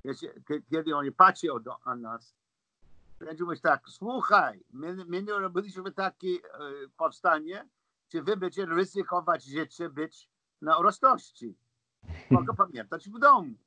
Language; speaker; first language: Polish; non-native, learner; English